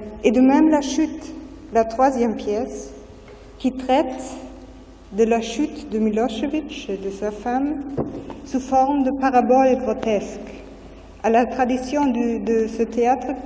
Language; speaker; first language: French; non-native, fluent; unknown